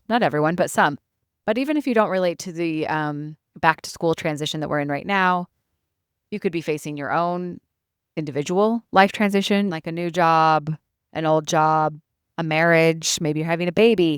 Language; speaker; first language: English; native; English